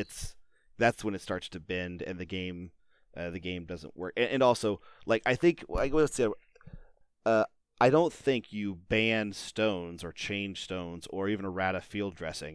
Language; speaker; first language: English; native; English